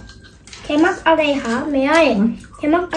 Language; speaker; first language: Vietnamese; early bilingual, heritage; Vietnamese